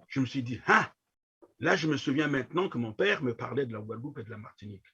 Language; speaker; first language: French; non-native, local second language; Kongo